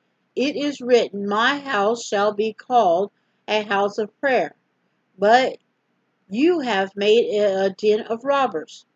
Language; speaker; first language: English; native; English